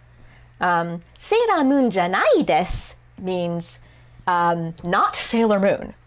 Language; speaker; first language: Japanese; non-native, fluent; English